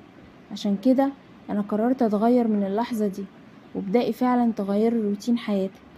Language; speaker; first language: Arabic; native; Arabic